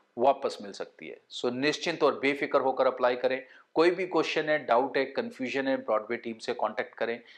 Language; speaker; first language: Hindi; non-native, local second language; Punjabi